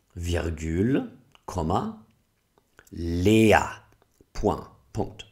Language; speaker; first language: French; non-native, fluent; German